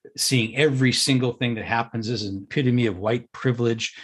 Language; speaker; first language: English; native; English